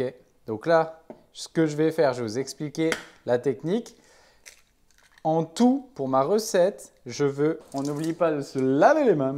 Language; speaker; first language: French; native; French